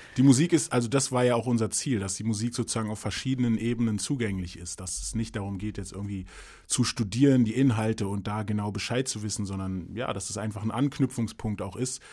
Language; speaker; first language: German; early bilingual, other home language; English